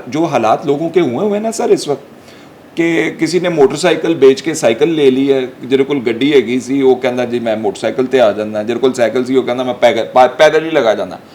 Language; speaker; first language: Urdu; non-native, local second language; Punjabi